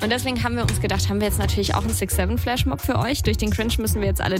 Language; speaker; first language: German; native; German